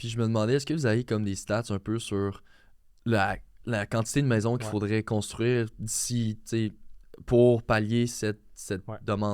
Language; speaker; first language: French; native; French